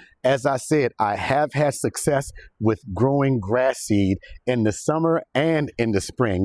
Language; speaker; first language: English; native; English